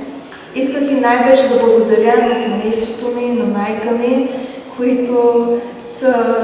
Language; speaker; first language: Bulgarian; early bilingual, heritage; Bulgarian